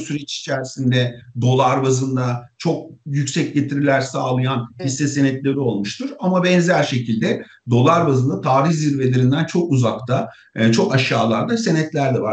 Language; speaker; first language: Turkish; native; Turkish